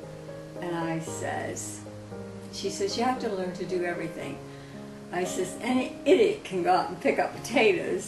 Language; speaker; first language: English; native; English